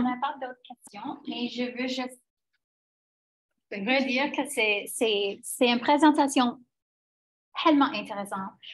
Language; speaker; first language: French; non-native, fluent; English